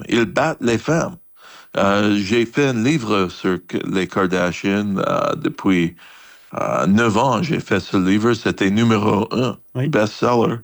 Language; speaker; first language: French; non-native, fluent; English